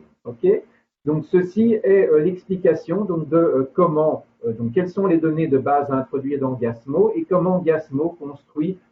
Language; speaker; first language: French; native; French